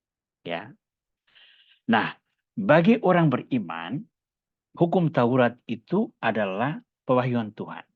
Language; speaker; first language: Indonesian; native; Indonesian